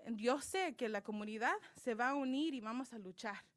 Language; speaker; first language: Spanish; early bilingual, other home language; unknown